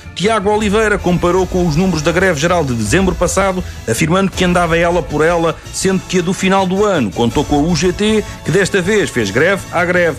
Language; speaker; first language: Portuguese; native; Portuguese